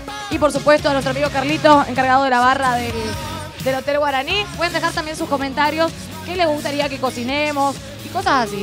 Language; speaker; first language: Spanish; native; Spanish